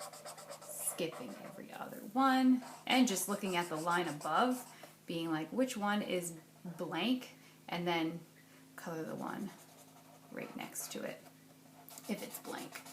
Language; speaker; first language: English; native; English